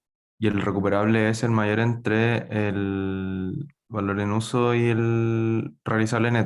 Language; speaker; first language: Spanish; native; Spanish